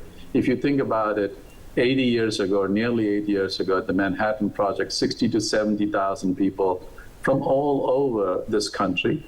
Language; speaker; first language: English; non-native, local second language; Malayalam